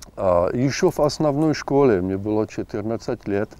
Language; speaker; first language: Russian; non-native, fluent; Czech